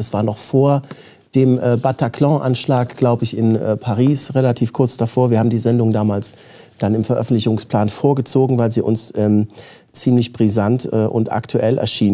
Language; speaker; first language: German; native; German